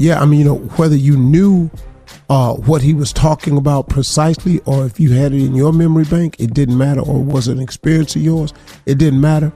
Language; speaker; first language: English; native; English